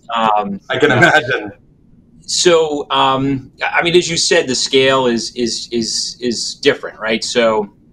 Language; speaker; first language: English; native; English